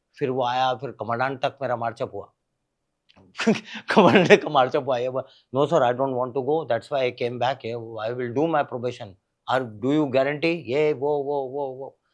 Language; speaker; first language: Hindi; native; Hindi